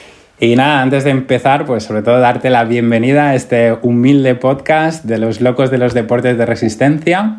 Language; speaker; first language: Spanish; native; Spanish